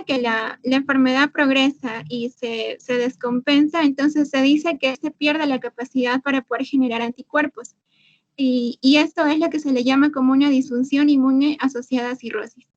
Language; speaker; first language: Spanish; native; Spanish